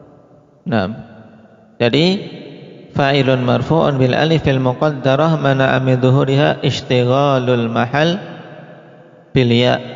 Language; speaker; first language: Arabic; non-native, fluent; Indonesian